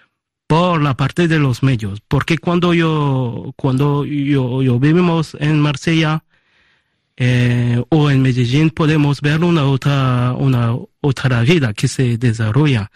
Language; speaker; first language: Spanish; early bilingual, heritage; Spanish